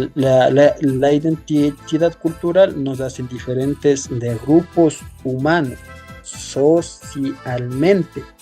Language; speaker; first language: Spanish; non-native, local second language; Quechua